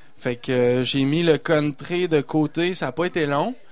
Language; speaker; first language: French; native; French